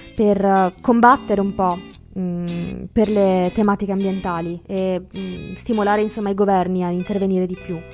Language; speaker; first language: Italian; native; Italian